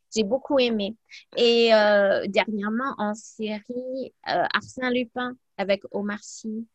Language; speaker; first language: French; early bilingual, other home language; English